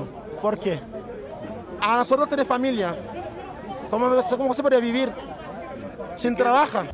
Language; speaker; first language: Spanish; non-native, learner; Haitian Creole